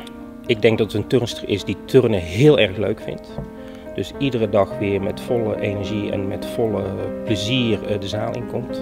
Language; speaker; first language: Dutch; native; Dutch